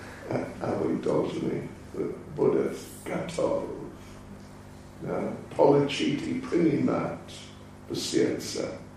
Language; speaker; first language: Russian; non-native, learner; English